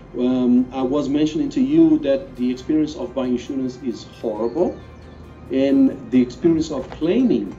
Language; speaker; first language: English; non-native, fluent; Portuguese